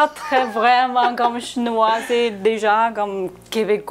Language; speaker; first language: French; non-native, learner; Chinese